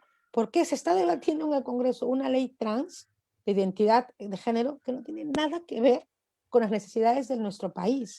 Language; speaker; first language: Spanish; native; Spanish